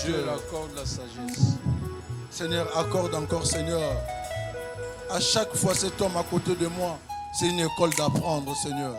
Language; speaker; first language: French; non-native, local second language; Lingala